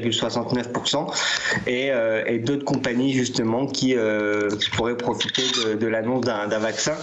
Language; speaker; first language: French; native; French